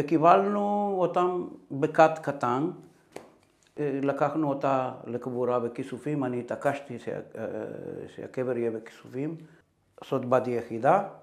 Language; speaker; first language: Hebrew; non-native, fluent; Spanish